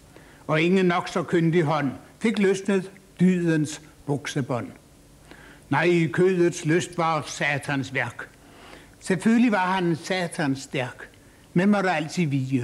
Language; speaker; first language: Danish; native; Danish